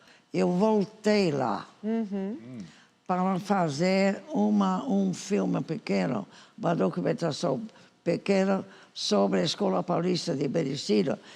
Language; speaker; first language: Portuguese; non-native, fluent; English